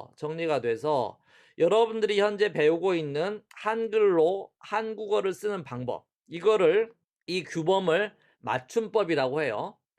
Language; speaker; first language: Korean; native; Korean